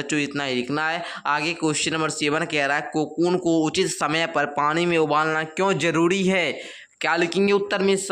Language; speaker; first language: Hindi; native; Hindi